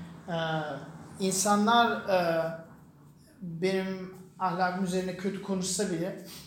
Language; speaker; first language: Turkish; non-native, fluent; German